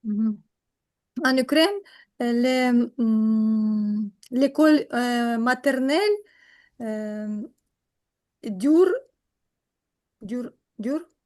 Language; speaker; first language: French; non-native, learner; Ukrainian